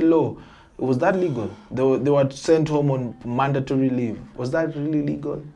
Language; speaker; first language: English; non-native, local second language; Swahili